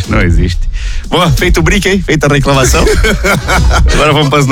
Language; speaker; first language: Portuguese; native; Portuguese